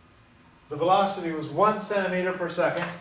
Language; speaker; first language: English; native; English